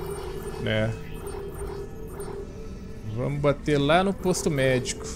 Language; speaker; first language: Portuguese; native; Portuguese